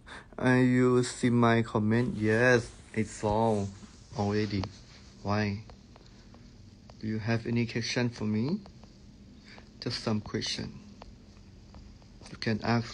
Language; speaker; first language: English; non-native, learner; Thai